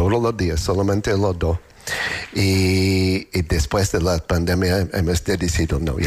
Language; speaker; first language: Spanish; non-native, learner; English